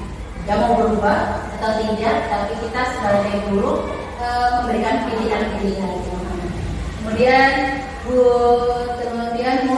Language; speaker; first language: Indonesian; native; Indonesian